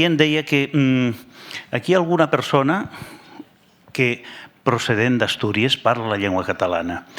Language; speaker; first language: Catalan; non-native, local second language; Spanish